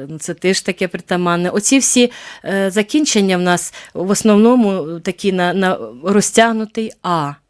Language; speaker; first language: Ukrainian; native; Ukrainian